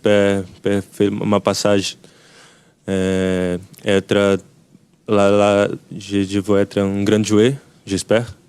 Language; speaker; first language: French; non-native, learner; Portuguese